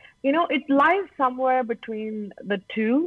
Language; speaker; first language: English; non-native, local second language; Tamil